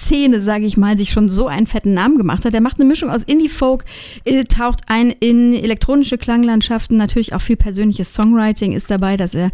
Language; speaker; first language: German; native; German